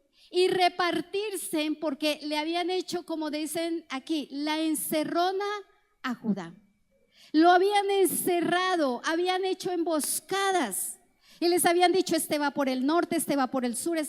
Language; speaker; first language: Spanish; native; Spanish